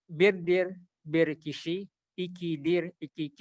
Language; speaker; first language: Turkish; non-native, learner; Indonesian